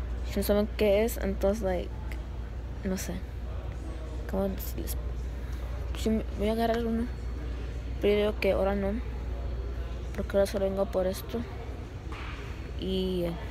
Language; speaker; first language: Spanish; early bilingual, heritage; Spanish